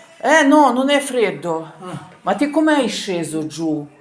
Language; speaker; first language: Italian; non-native, learner; Ukrainian